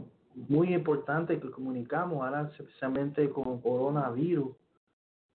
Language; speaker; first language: Spanish; early bilingual, heritage; Spanish